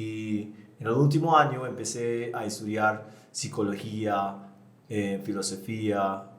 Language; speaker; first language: Spanish; non-native, fluent; English